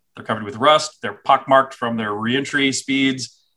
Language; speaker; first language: English; native; English